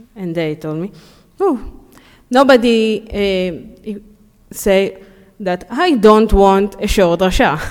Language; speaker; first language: English; non-native, learner; Hebrew